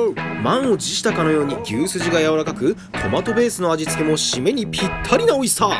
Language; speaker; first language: Japanese; native; Japanese